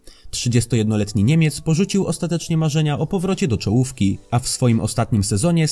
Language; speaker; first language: Polish; native; Polish